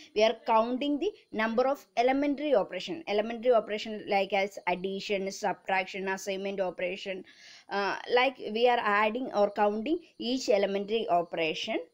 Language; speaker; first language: English; non-native, local second language; Malayalam